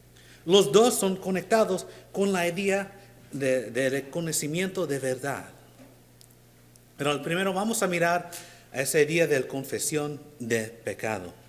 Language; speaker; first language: Spanish; non-native, learner; English